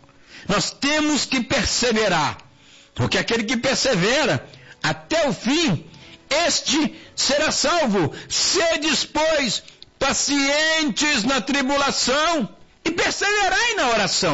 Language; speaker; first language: Portuguese; native; Portuguese